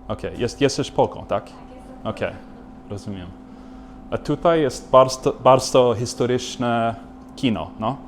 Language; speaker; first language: Polish; non-native, learner; English